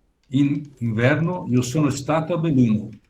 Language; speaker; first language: Italian; non-native, learner; Portuguese